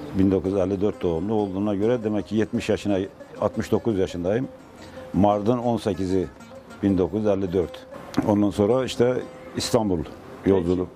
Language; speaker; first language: Turkish; native; Turkish